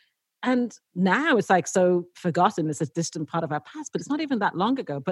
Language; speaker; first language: English; native; English